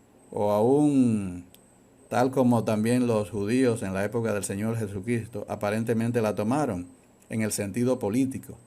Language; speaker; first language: Spanish; native; Spanish